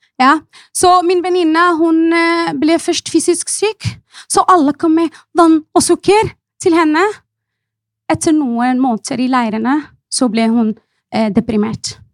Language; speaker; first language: Norwegian; non-native, fluent; Arabic